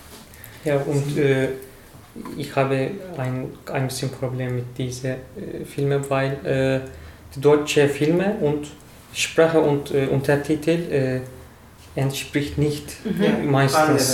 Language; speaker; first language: German; non-native, learner; Turkish